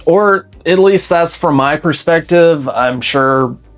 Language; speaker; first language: English; native; English